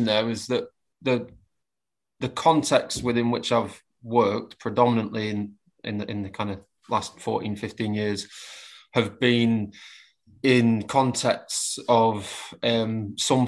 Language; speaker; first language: English; native; English